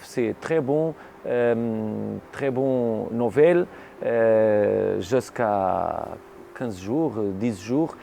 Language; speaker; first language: French; non-native, learner; Portuguese